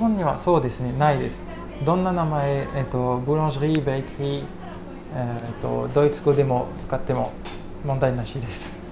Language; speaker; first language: Japanese; non-native, learner; French